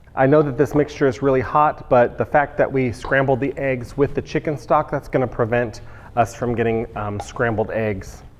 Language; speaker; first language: English; native; English